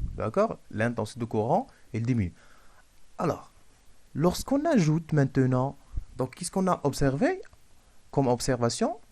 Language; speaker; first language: French; non-native, local second language; Arabic